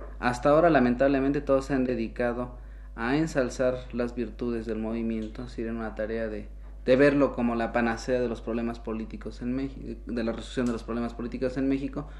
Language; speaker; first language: Spanish; native; Spanish